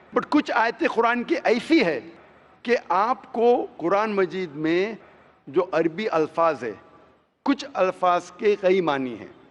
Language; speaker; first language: Hindi; non-native, local second language; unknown